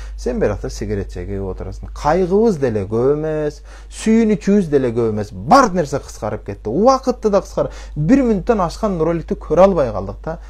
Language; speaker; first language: Kyrgyz; early bilingual, heritage; Kyrgyz